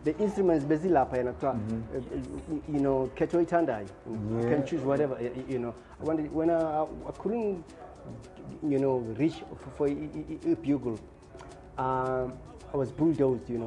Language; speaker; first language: English; non-native, local second language; Xhosa